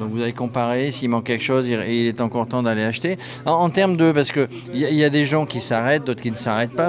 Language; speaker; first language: French; native; French